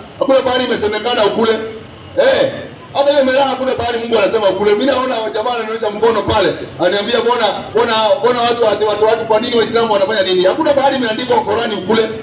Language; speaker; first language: Swahili; non-native, local second language; Kikuyu